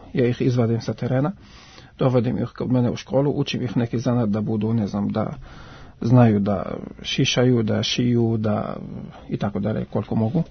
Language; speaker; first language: Serbian; non-native, fluent; Arabic